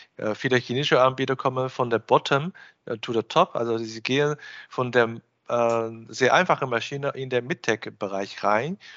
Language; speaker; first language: German; non-native, fluent; Chinese